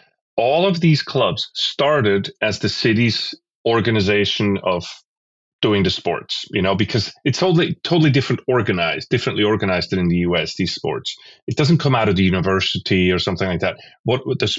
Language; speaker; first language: English; non-native, fluent; Swiss German